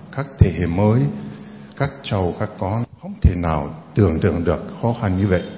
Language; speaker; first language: Vietnamese; non-native, fluent; German